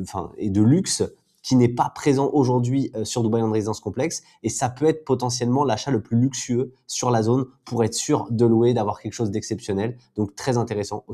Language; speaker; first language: French; native; French